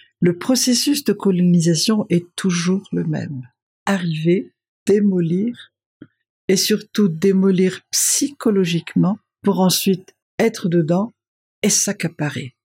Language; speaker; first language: French; non-native, local second language; Malagasy